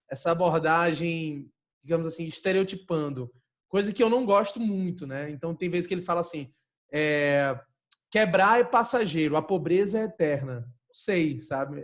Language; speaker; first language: Portuguese; native; Portuguese